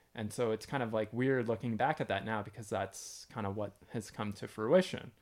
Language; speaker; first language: English; native; English